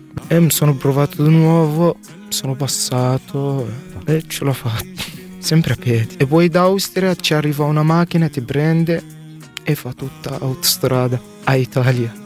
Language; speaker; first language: Italian; non-native, learner; Arabic